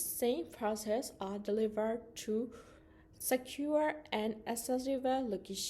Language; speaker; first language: English; non-native, learner; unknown